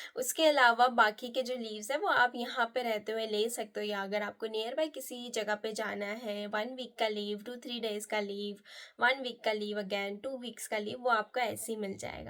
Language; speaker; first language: Hindi; non-native, local second language; Nepali